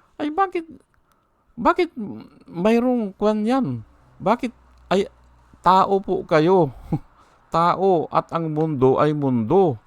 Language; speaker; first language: Filipino; native; Filipino